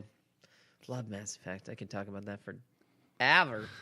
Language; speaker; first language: English; native; English